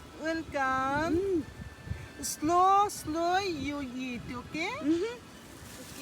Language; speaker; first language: English; non-native, learner; Bangla